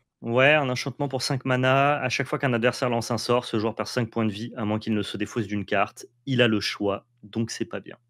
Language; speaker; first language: French; native; French